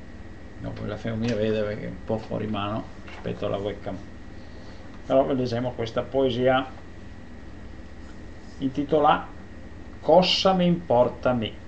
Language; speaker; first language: Italian; native; Italian